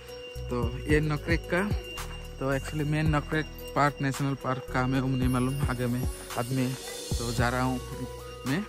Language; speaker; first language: Hindi; non-native, local second language; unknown